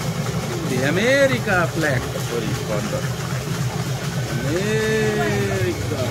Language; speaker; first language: English; non-native, learner; Nepali